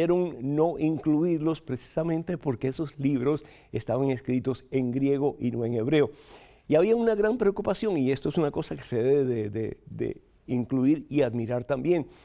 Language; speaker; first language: Spanish; native; Spanish